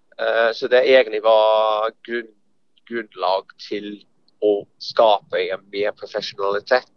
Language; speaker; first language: Norwegian; non-native, fluent; English